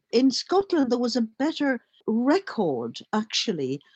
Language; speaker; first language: English; native; English